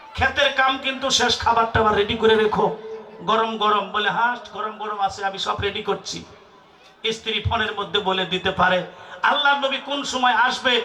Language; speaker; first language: Bangla; non-native, local second language; Assamese